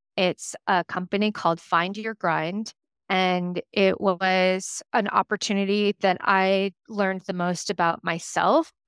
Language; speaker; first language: English; native; English